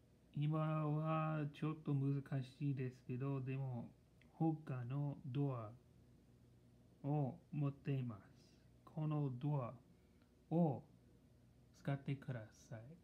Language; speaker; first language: Japanese; non-native, learner; English